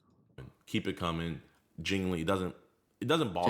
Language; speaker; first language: English; native; English